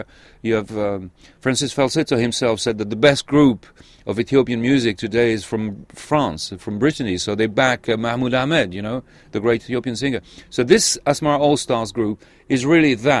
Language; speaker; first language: English; non-native, fluent; French